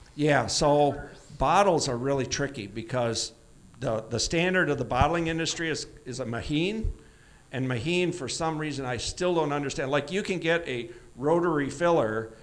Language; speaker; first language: English; native; English